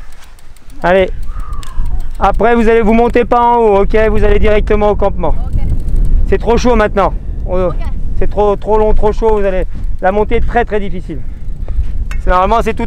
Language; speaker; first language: French; native; French